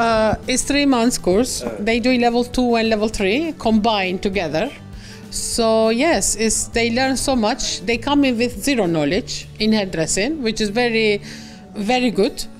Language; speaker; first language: English; non-native, fluent; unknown